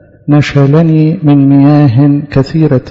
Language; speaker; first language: Arabic; native; Arabic